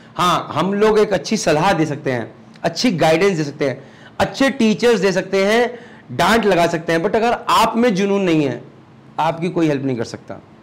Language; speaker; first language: Hindi; native; Hindi